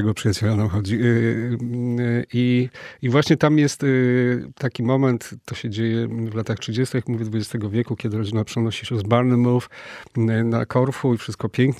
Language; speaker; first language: Polish; native; Polish